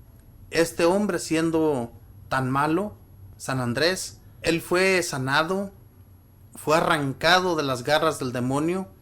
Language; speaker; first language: Spanish; native; Spanish